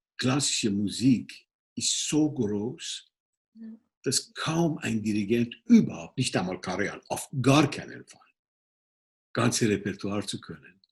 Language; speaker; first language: German; non-native, fluent; Persian